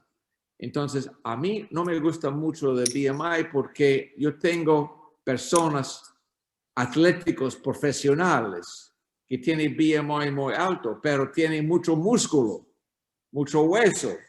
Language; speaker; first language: Spanish; non-native, learner; English